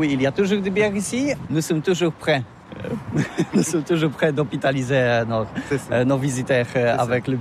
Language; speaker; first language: French; non-native, learner; Polish